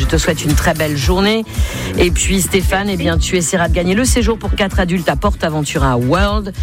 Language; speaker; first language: French; native; French